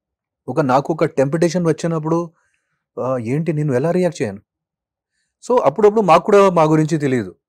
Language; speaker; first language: Telugu; non-native, fluent; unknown